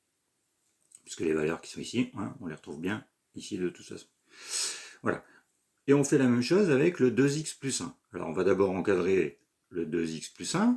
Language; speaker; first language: French; native; French